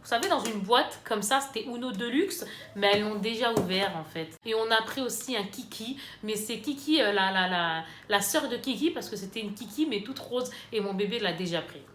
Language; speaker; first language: French; native; French